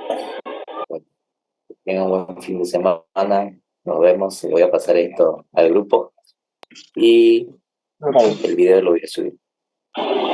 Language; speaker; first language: Spanish; native; Spanish